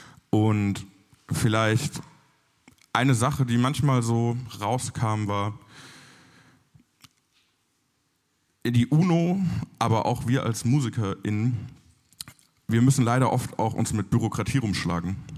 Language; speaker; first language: German; native; German